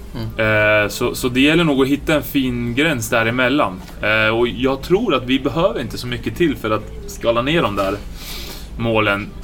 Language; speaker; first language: Swedish; native; Swedish